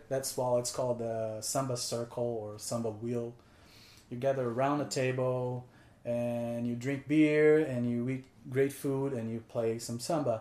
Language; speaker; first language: English; non-native, fluent; Portuguese